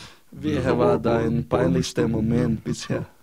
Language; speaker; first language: German; non-native, learner; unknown